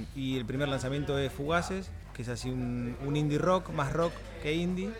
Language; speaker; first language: Spanish; native; Spanish